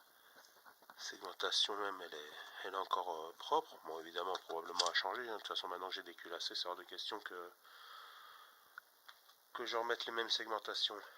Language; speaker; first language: French; native; French